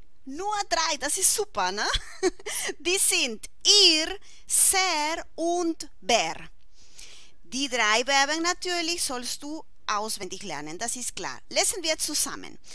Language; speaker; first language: German; non-native, fluent; Spanish